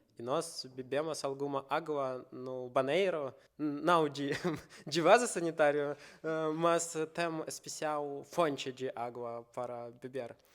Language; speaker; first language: Portuguese; non-native, learner; Russian